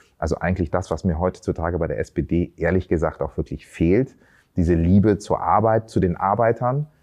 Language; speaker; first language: German; early bilingual, other home language; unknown